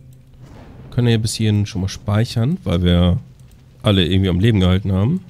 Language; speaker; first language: German; native; German